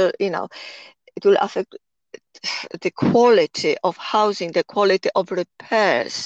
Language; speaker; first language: English; non-native, fluent; Polish